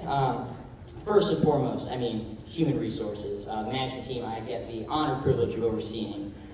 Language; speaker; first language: English; native; English